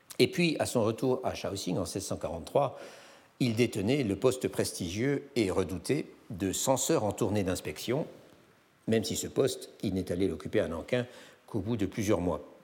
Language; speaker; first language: French; native; French